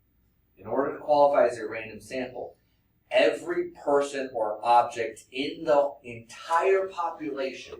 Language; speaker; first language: English; native; English